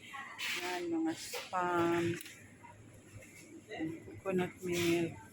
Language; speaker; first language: Filipino; native; Filipino